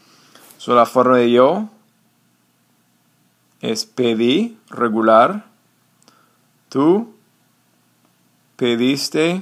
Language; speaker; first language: Spanish; non-native, fluent; English